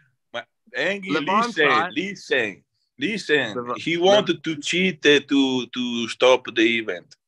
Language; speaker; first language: English; non-native, learner; Italian